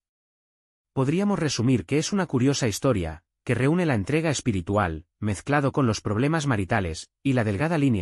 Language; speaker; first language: Spanish; native; Spanish